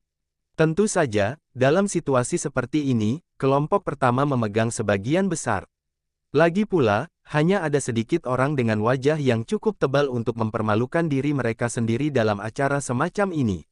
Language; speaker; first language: Indonesian; native; Indonesian